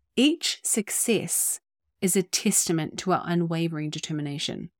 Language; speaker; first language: English; native; English